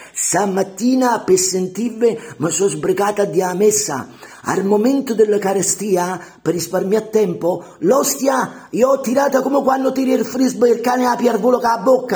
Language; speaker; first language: Italian; native; Italian